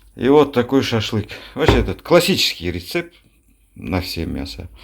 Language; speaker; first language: Russian; non-native, local second language; Kazakh